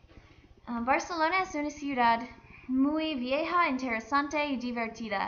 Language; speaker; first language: Spanish; non-native, learner; English